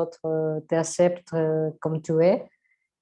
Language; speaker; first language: French; non-native, learner; Spanish